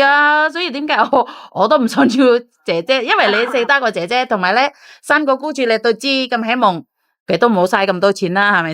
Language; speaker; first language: Cantonese; non-native, fluent; Indonesian